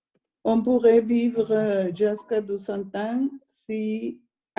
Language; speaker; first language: French; non-native, learner; Spanish